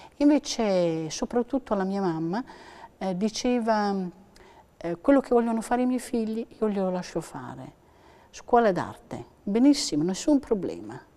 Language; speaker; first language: Italian; native; Italian